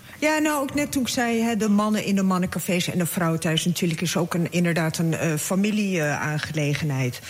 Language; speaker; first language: Dutch; early bilingual, other home language; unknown